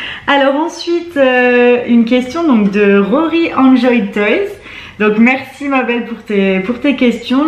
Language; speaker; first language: French; native; French